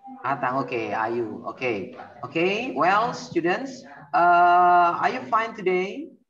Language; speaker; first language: English; non-native, learner; Indonesian